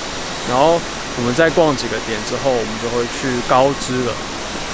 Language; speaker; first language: Chinese; native; Chinese